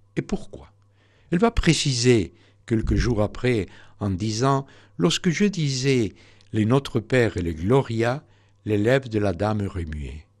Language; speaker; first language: French; non-native, fluent; Spanish